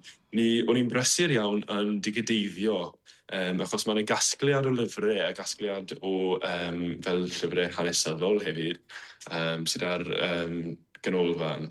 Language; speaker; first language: Welsh; non-native, fluent; English